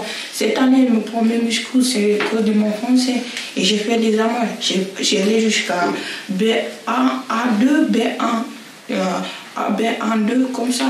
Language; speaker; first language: French; non-native, learner; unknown